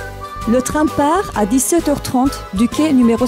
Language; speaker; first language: French; non-native, learner; Azerbaijani